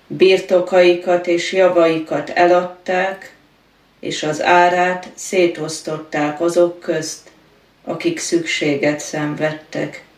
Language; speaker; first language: Hungarian; native; Hungarian